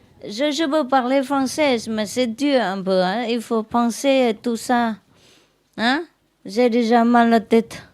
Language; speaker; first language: French; non-native, learner; Vietnamese